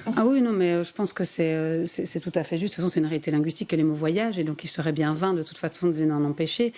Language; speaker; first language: French; native; French